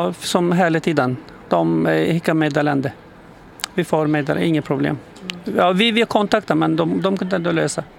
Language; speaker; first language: Swedish; non-native, learner; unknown